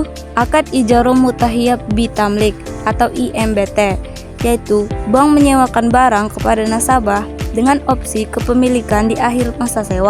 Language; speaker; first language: Indonesian; native; Indonesian